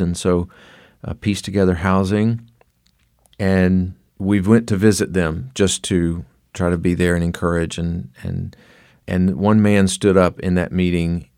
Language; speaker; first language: English; native; English